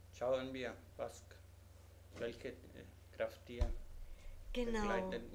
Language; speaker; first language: German; non-native, learner; Spanish